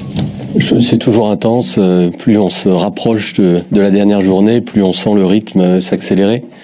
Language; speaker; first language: French; native; French